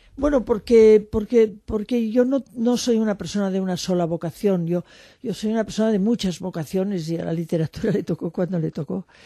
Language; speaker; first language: Spanish; non-native, local second language; French